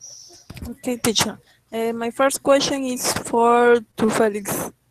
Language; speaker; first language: English; non-native, learner; Spanish